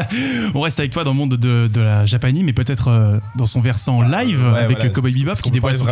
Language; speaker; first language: French; native; French